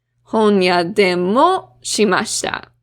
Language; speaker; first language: Japanese; non-native, fluent; English